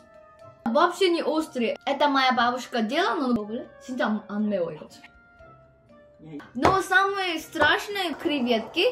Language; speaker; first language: Russian; non-native, fluent; Korean